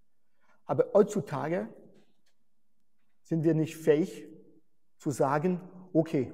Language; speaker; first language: German; non-native, fluent; French